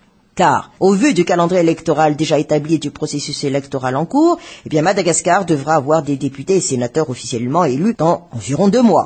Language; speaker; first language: French; non-native, local second language; Malagasy